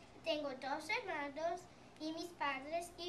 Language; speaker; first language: Spanish; non-native, learner; English